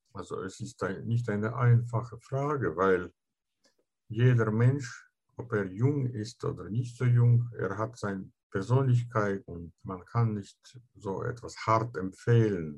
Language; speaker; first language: German; non-native, fluent; Russian